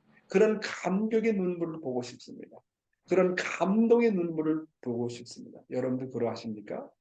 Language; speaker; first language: Korean; native; Korean